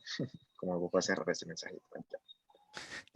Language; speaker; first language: Spanish; native; Spanish